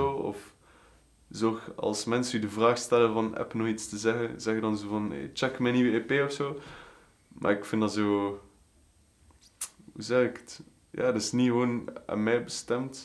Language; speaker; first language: Dutch; native; Dutch